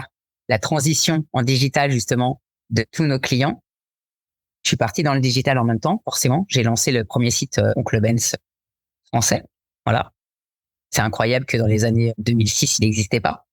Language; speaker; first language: French; native; French